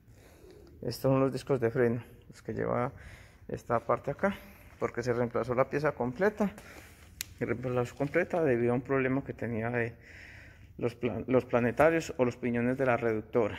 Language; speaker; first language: Spanish; native; Spanish